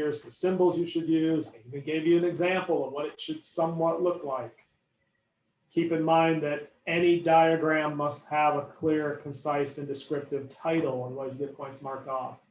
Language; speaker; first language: English; native; English